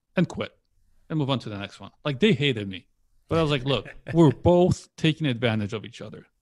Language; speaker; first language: English; early bilingual, other home language; Polish